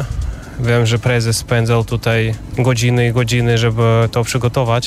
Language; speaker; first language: Polish; non-native, fluent; Russian